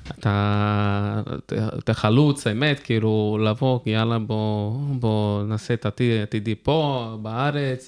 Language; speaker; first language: Hebrew; non-native, fluent; Portuguese